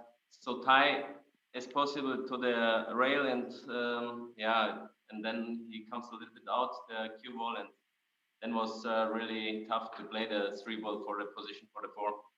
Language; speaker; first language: English; non-native, fluent; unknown